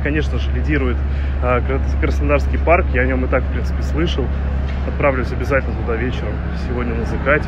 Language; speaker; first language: Russian; native; Russian